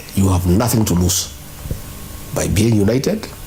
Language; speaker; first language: English; non-native, local second language; Kikuyu